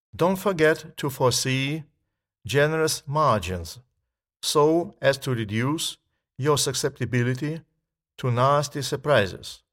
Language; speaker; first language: English; non-native, fluent; Russian